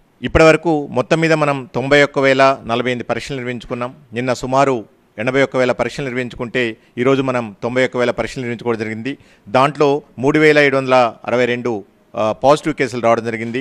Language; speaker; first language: Telugu; native; Telugu